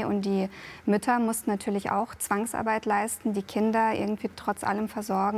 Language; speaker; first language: German; early bilingual, other home language; Russian